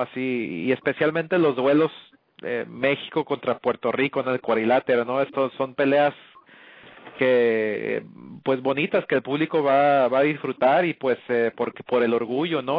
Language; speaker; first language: Spanish; early bilingual, heritage; Spanish